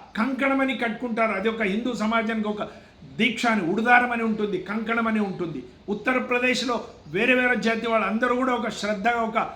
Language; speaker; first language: Telugu; non-native, local second language; Kannada